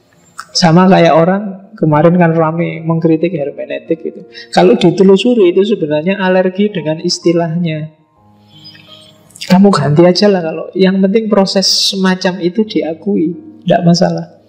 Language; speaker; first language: Indonesian; native; Indonesian